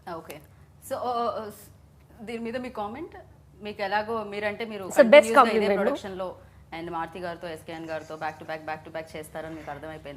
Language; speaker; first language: Telugu; native; Telugu